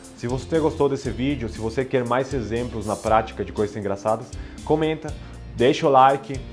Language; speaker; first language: Portuguese; non-native, fluent; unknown